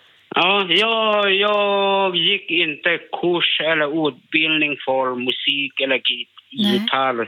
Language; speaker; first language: Swedish; non-native, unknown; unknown